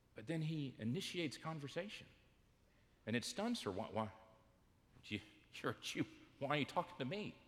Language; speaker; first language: English; native; English